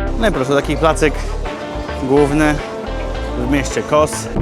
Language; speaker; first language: Polish; native; Polish